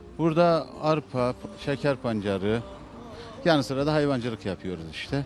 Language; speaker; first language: Turkish; native; Turkish